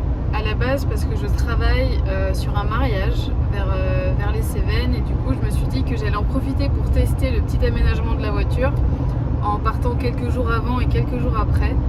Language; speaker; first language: French; native; French